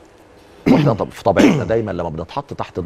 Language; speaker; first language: Arabic; native; Arabic